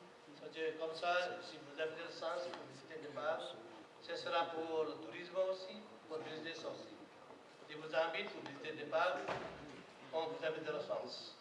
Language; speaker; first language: French; non-native, learner; Nepali